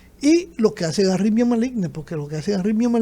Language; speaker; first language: Spanish; native; Spanish